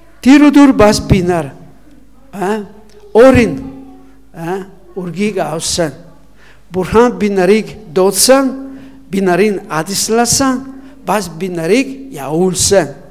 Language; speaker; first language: Mongolian; non-native, learner; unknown